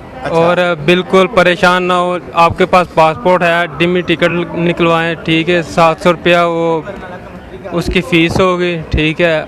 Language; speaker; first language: Urdu; non-native, local second language; Punjabi